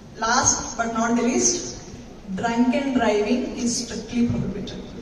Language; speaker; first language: English; non-native, local second language; Telugu